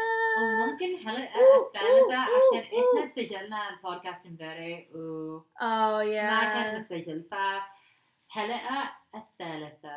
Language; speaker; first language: Arabic; non-native, learner; English